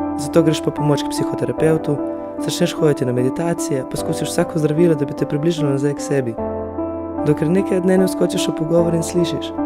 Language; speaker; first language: Slovenian; early bilingual, other home language; Russian